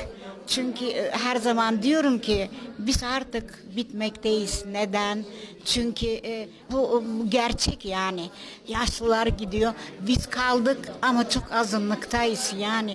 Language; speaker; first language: Turkish; non-native, local second language; Tatar